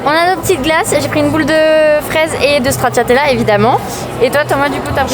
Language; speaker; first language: French; native; French